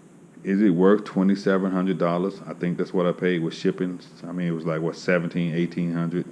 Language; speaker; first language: English; native; English